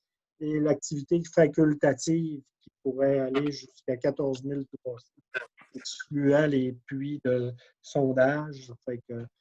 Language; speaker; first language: French; native; French